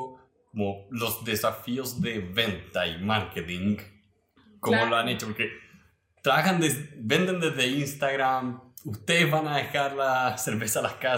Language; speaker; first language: Spanish; native; Spanish